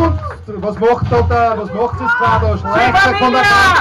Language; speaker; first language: German; native; German